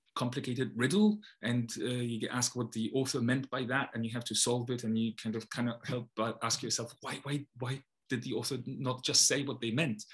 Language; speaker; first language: English; non-native, fluent; Polish